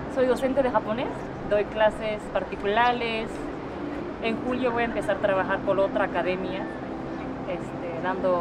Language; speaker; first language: Spanish; non-native, fluent; Japanese